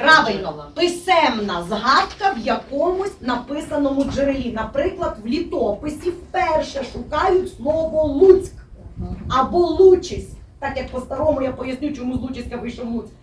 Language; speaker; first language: Ukrainian; native; Ukrainian